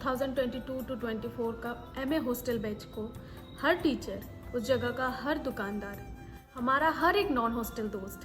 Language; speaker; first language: Hindi; native; Hindi